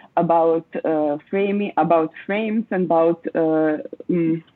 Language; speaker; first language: English; non-native, fluent; Croatian